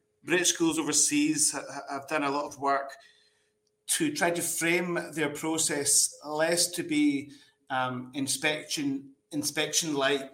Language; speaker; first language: English; native; English